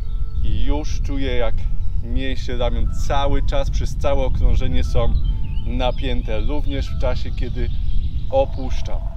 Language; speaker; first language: Polish; native; Polish